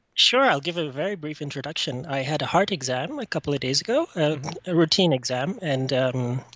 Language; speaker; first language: English; non-native, fluent; French